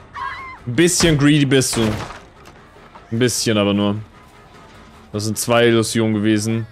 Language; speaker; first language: German; native; German